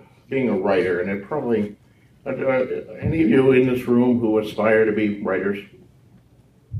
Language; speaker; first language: English; native; English